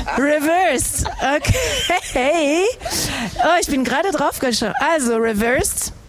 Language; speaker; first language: German; non-native, fluent; French